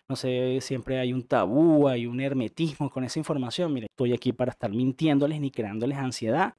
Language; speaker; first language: Spanish; native; Spanish